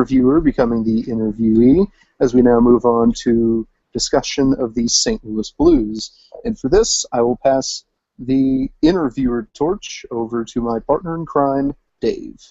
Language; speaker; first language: English; native; English